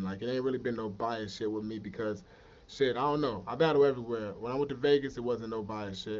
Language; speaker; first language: English; native; English